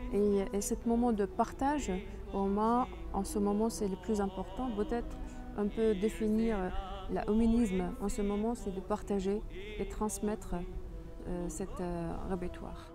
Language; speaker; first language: French; non-native, fluent; Arabic